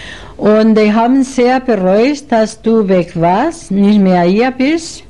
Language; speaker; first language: German; non-native, fluent; Spanish